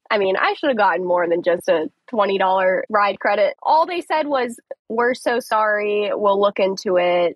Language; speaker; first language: English; native; English